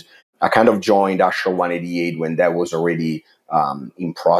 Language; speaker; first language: English; non-native, fluent; Italian